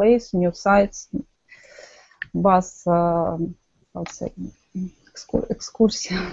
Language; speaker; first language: English; non-native, learner; Russian